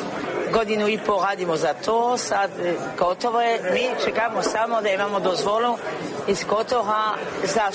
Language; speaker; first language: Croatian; non-native, learner; French